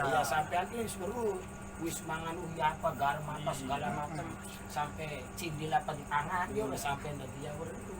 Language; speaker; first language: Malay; non-native, local second language; Javanese